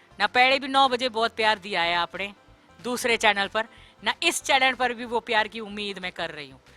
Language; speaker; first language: Hindi; native; Hindi